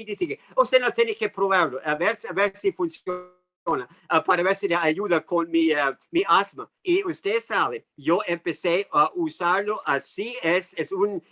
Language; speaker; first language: Spanish; non-native, fluent; English